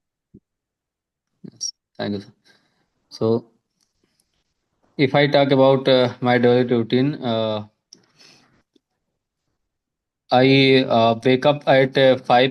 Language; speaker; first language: English; non-native, learner; Hindi